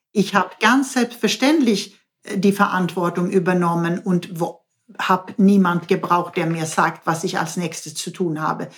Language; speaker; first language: German; non-native, fluent; Swedish